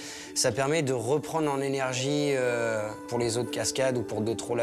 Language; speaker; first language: French; native; French